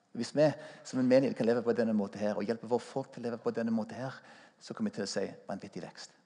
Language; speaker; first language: Norwegian; non-native, fluent; English